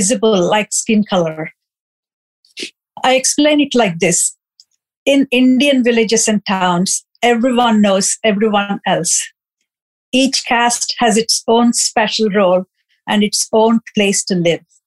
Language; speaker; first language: English; non-native, local second language; Telugu